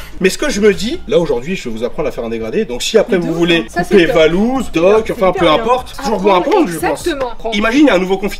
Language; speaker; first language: French; native; French